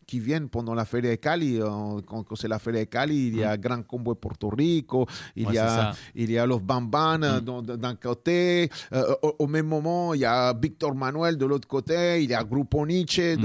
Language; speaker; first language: French; non-native, fluent; Spanish